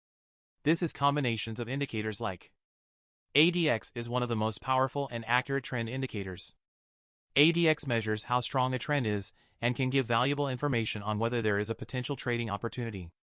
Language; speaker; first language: English; non-native, fluent; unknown